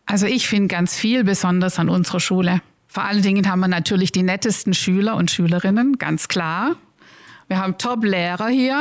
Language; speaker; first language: German; native; German